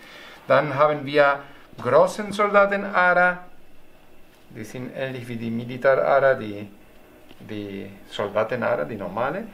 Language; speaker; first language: German; non-native, learner; Spanish